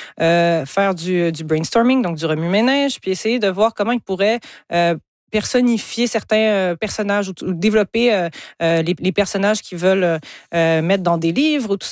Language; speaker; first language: French; native; French